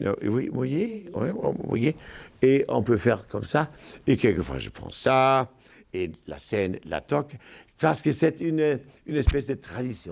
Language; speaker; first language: French; non-native, fluent; German